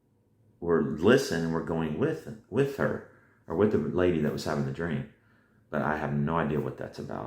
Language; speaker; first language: English; native; English